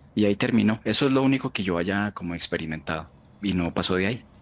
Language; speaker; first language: Spanish; native; Spanish